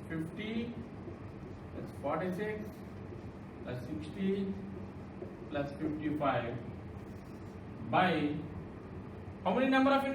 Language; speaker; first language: English; non-native, local second language; Telugu